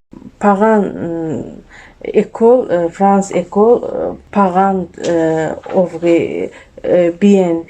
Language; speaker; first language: French; non-native, learner; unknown